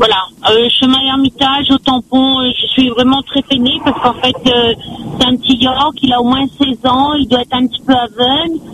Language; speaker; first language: French; native; French